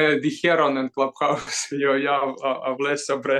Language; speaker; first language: Spanish; non-native, fluent; Ukrainian